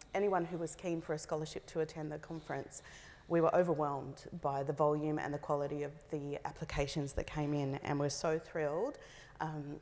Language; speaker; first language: English; native; English